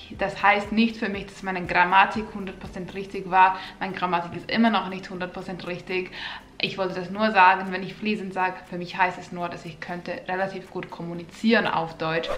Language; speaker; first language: German; non-native, fluent; Finnish